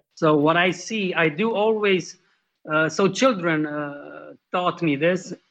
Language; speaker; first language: English; non-native, fluent; Slovenian